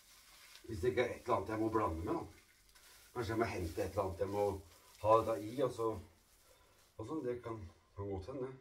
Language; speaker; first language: Norwegian; native; Norwegian